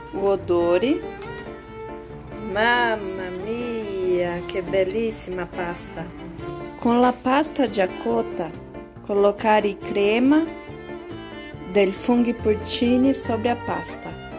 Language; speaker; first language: Italian; non-native, learner; Portuguese